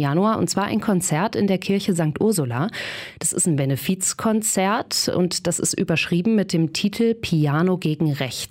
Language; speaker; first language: German; native; German